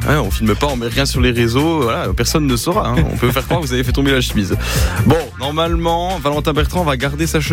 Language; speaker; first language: French; native; French